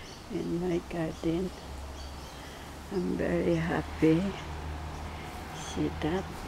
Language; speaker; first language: English; non-native, learner; Filipino